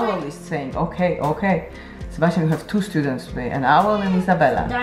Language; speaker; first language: English; non-native, fluent; Polish